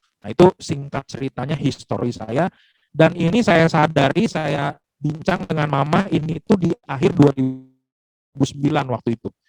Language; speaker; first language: Indonesian; native; Indonesian